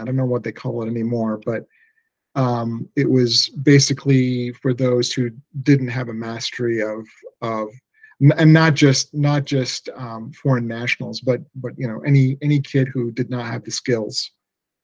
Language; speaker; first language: English; early bilingual, other home language; Persian